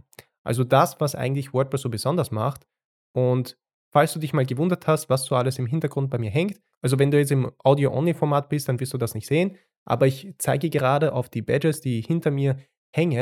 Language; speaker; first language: German; native; German